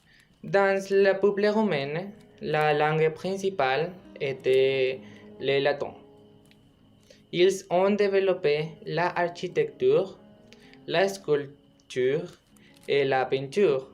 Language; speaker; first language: French; non-native, learner; Spanish